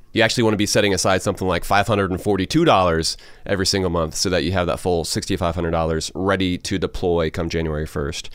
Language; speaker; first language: English; native; English